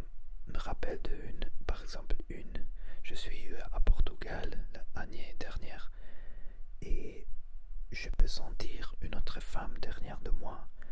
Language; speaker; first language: French; non-native, learner; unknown